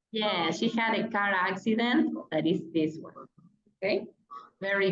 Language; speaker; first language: English; non-native, fluent; Spanish